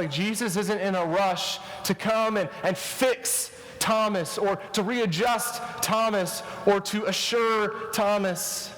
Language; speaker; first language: English; native; English